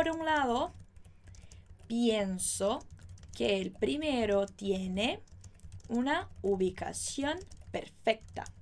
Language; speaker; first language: Spanish; non-native, fluent; Portuguese